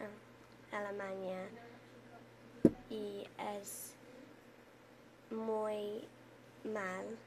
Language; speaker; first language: Spanish; non-native, learner; English